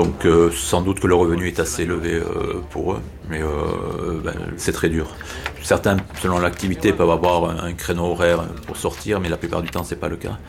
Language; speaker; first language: French; native; French